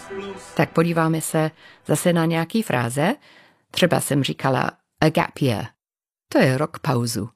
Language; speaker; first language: Czech; non-native, fluent; English